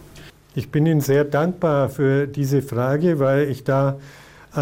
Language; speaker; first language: German; non-native, fluent; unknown